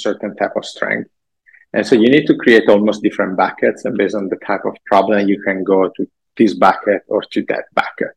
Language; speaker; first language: English; non-native, fluent; Italian